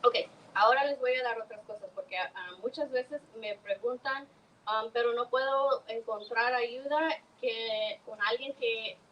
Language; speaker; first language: Spanish; early bilingual, heritage; Spanish